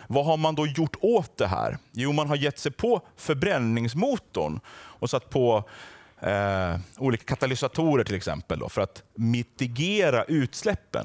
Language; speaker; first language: Swedish; native; Swedish